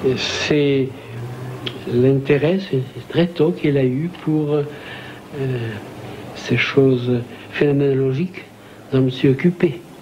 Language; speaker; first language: French; native; French